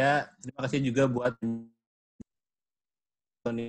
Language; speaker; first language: Indonesian; native; Indonesian